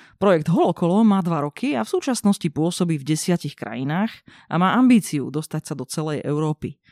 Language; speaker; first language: Slovak; non-native, local second language; Hungarian